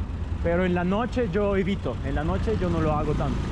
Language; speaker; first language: Spanish; non-native, fluent; Russian